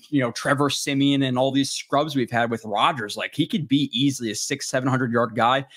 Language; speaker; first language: English; native; English